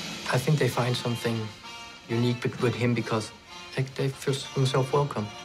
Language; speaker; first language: English; non-native, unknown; Danish